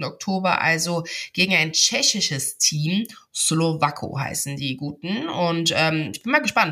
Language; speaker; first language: German; native; German